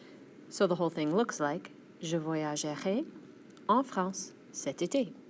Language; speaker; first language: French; non-native, fluent; English